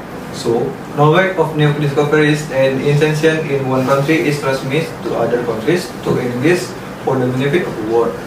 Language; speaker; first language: English; non-native, learner; Indonesian